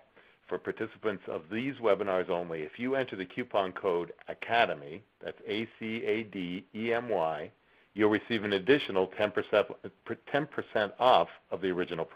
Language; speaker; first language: English; native; English